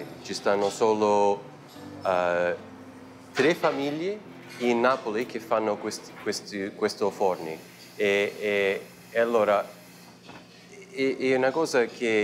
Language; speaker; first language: Italian; early bilingual, heritage; Italian